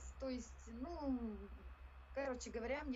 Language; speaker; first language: Russian; native; Russian